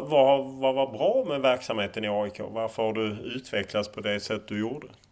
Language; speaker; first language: Swedish; native; Swedish